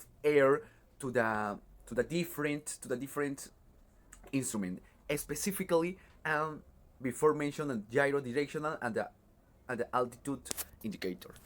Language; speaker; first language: English; non-native, learner; Spanish